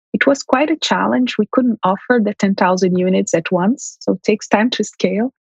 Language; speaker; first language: English; early bilingual, heritage; Armenian